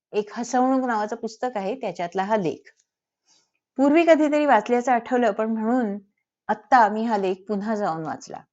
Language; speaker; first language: Marathi; early bilingual, heritage; Marathi